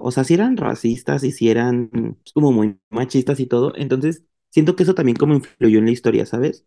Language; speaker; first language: Spanish; native; Spanish